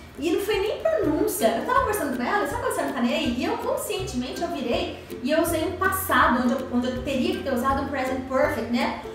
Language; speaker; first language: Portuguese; native; Portuguese